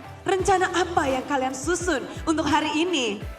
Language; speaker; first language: Indonesian; native; Indonesian